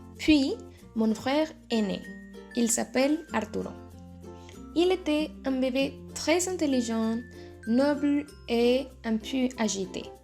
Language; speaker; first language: French; non-native, learner; Spanish